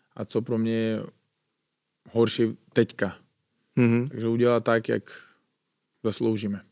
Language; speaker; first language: Czech; non-native, fluent; Uzbek